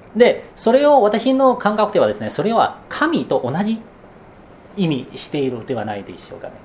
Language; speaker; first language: Japanese; non-native, fluent; Chinese